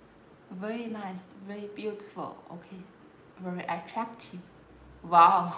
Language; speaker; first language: English; non-native, learner; Chinese